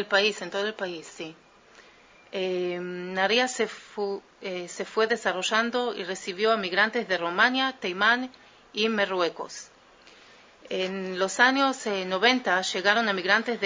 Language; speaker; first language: Spanish; early bilingual, heritage; Spanish